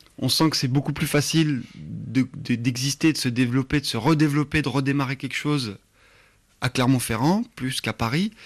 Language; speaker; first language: French; native; French